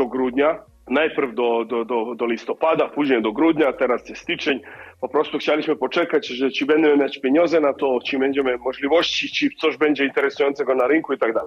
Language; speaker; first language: Polish; non-native, learner; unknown